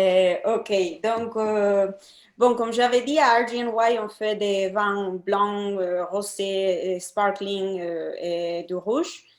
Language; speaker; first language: French; non-native, fluent; Spanish